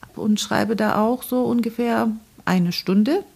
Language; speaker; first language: German; non-native, fluent; Bulgarian